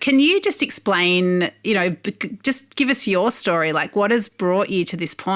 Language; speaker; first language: English; native; English